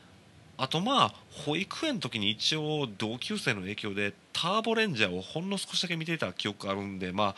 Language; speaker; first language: Japanese; native; Japanese